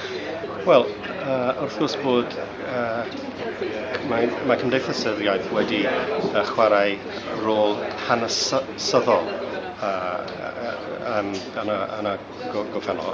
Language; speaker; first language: Welsh; non-native, learner; English